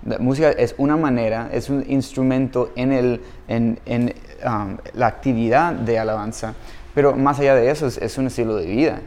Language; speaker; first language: Spanish; non-native, fluent; English